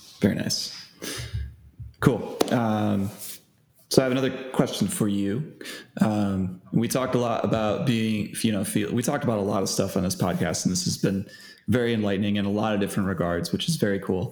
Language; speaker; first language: English; native; English